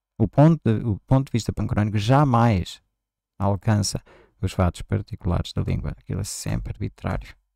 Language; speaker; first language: Portuguese; native; Portuguese